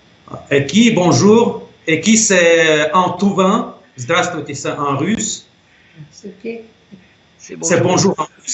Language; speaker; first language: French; non-native, fluent; Russian